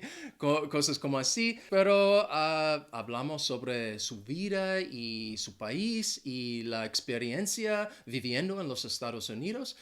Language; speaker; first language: Spanish; non-native, fluent; English